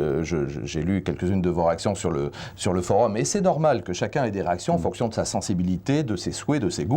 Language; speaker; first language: French; native; French